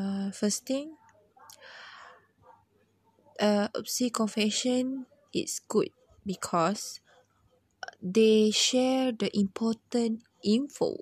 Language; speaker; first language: English; non-native, learner; Malay